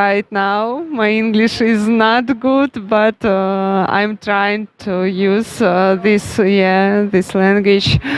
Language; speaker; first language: English; non-native, learner; Russian